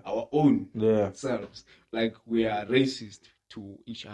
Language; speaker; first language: English; non-native, local second language; Northern Sotho